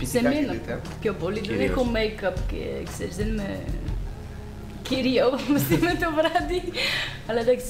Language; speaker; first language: Greek; non-native, fluent; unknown